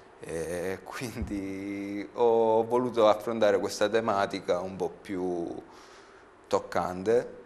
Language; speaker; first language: Italian; native; Italian